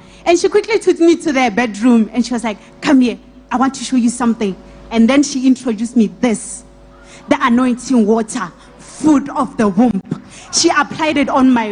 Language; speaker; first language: English; non-native, local second language; Northern Sotho